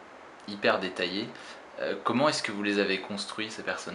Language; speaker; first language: French; native; French